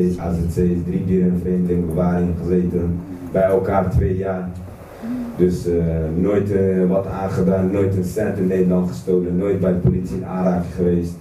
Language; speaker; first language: Dutch; non-native, fluent; Kurdish